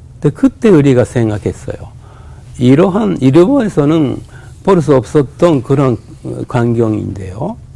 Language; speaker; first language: Korean; non-native, fluent; Japanese